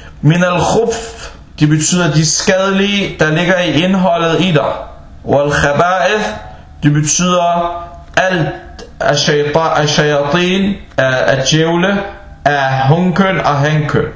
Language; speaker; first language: Danish; non-native, local second language; Arabic